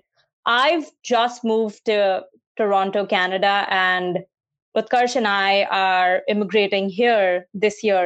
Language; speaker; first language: English; non-native, local second language; Hindi